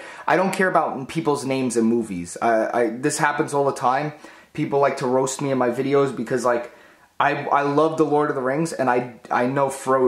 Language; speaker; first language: English; native; English